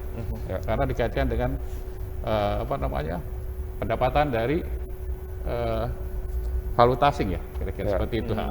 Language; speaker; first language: Indonesian; native; Indonesian